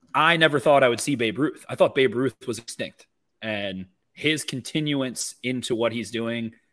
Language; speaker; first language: English; native; English